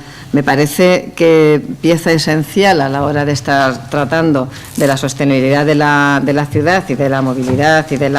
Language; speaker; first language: Spanish; native; Spanish